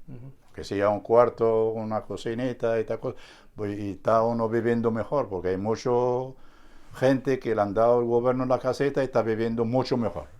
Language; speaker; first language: Spanish; native; Spanish